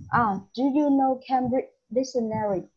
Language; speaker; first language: English; non-native, learner; Vietnamese